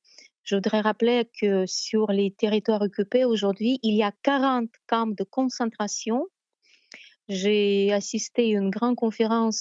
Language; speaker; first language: French; non-native, fluent; Ukrainian